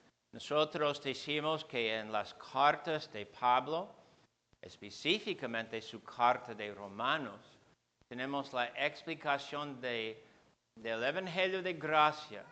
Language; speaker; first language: Spanish; non-native, fluent; English